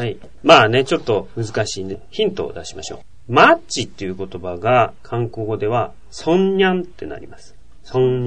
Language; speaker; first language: Japanese; native; Japanese